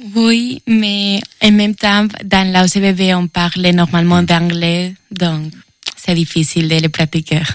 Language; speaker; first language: French; non-native, learner; Spanish